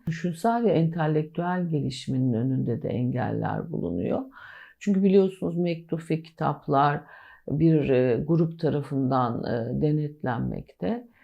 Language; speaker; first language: Turkish; native; Turkish